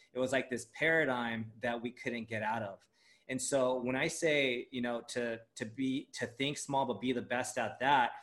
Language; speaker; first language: English; early bilingual, other home language; Japanese